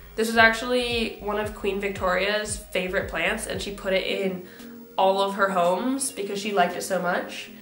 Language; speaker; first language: English; native; English